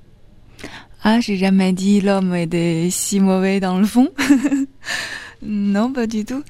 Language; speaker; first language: French; non-native, fluent; Chinese